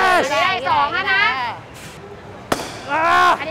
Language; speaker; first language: Thai; native; Thai